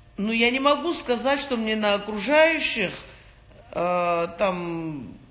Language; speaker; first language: Russian; non-native, local second language; Georgian